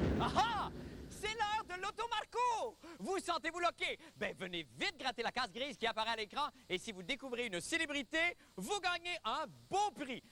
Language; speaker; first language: French; native; French